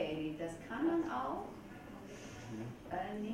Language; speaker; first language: German; non-native, fluent; Georgian